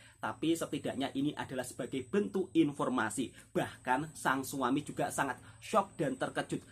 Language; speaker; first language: Indonesian; native; Indonesian